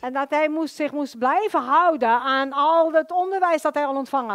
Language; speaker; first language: Dutch; native; Dutch